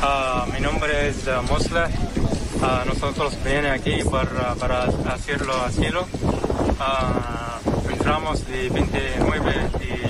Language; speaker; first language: Spanish; non-native, learner; Arabic